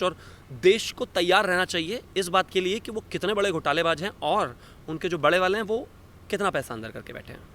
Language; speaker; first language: Hindi; native; Hindi